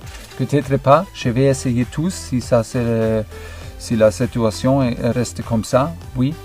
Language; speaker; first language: French; non-native, fluent; German